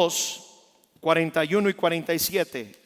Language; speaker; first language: Spanish; native; Spanish